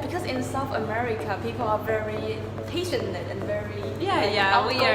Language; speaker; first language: English; non-native, fluent; Chinese